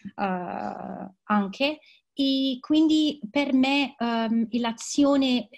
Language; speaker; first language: Italian; non-native, fluent; English